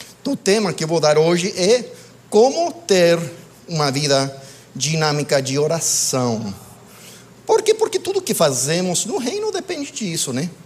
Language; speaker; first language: Portuguese; non-native, fluent; English